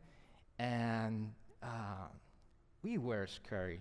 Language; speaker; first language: English; non-native, fluent; Spanish